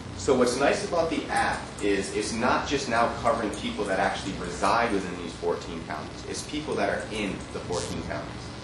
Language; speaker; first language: English; native; English